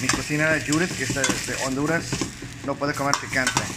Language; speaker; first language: Spanish; non-native, learner; English